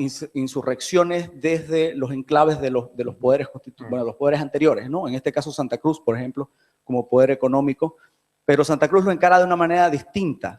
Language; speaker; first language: Spanish; native; Spanish